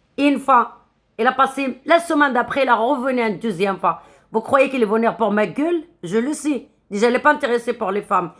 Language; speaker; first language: French; non-native, local second language; Arabic